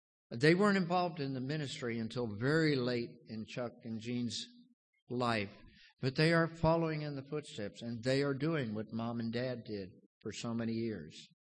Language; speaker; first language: English; native; English